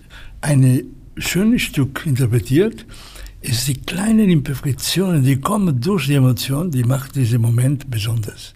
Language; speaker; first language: German; non-native, fluent; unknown